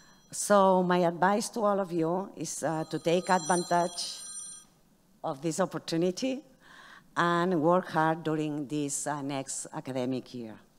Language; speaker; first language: English; non-native, fluent; Catalan